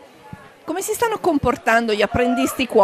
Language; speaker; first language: Italian; native; Italian